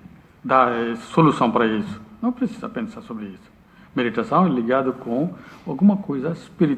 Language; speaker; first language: Portuguese; non-native, learner; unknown